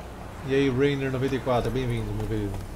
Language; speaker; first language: Portuguese; native; Portuguese